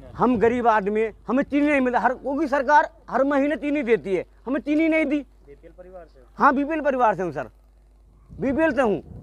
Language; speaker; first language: Hindi; native; Hindi